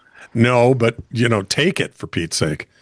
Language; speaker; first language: English; native; English